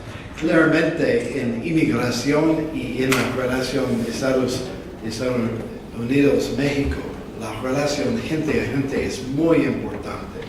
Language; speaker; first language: Spanish; non-native, fluent; English